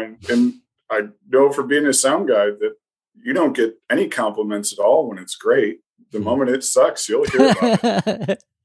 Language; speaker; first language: English; native; English